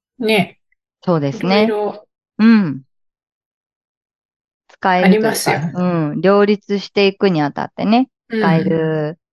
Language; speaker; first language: Japanese; native; Japanese